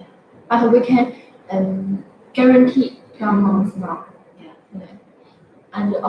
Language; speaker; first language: English; non-native, fluent; Chinese